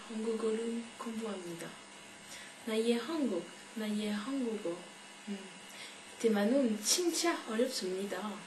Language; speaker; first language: Korean; non-native, learner; French